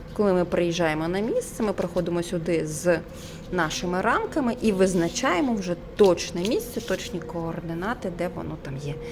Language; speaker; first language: Ukrainian; non-native, local second language; Russian